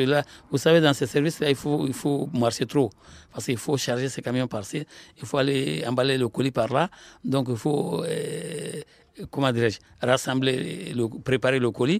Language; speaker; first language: French; non-native, local second language; Soninke